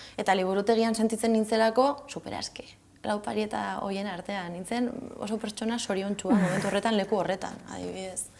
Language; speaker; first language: Basque; non-native, local second language; Spanish